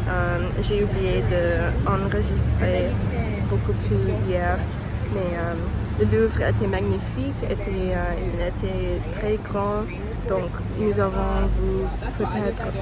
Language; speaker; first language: French; non-native, learner; English